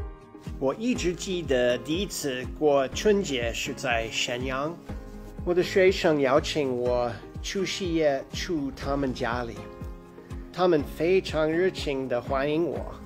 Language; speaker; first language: Chinese; non-native, fluent; English